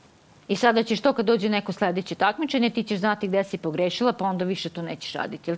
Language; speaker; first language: Croatian; native; Croatian